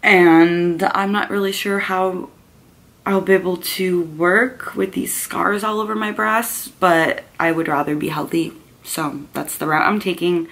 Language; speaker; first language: English; native; English